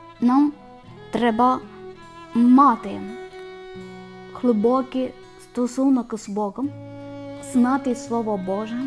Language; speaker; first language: Ukrainian; non-native, learner; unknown